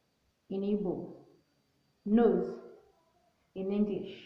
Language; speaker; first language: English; non-native, local second language; Igbo